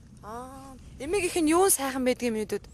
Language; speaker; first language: Mongolian; native; Mongolian